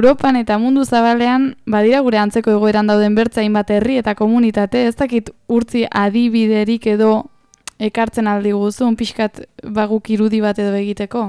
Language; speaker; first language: Basque; native; Basque